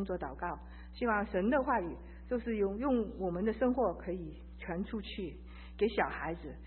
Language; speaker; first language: Chinese; early bilingual, heritage; Chinese